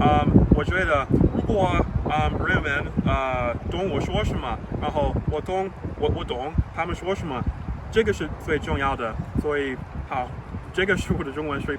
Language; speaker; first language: Chinese; non-native, learner; English